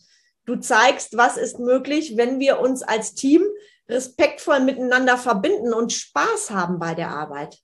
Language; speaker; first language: German; native; German